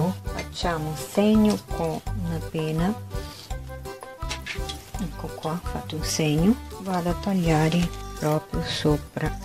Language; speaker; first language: Italian; non-native, fluent; Portuguese